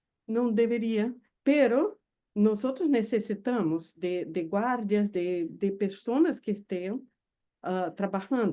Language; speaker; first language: Spanish; non-native, fluent; Portuguese